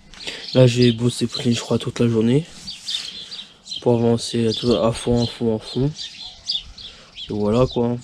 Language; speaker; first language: French; native; French